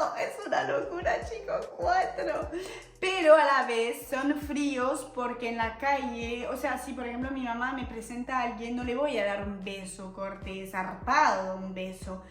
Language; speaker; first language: Spanish; non-native, fluent; French